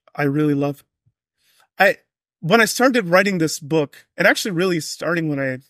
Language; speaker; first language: English; native; English